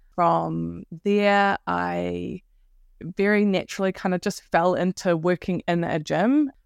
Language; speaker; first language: English; native; English